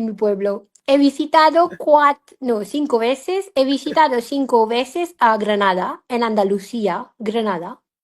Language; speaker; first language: Spanish; non-native, fluent; Hindi